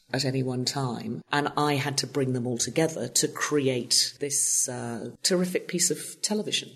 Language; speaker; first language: English; native; English